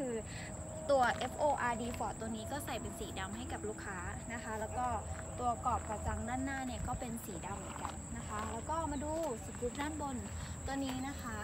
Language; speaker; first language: Thai; native; Thai